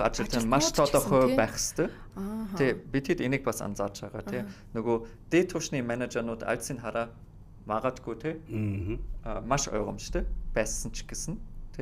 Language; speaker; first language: Mongolian; non-native, fluent; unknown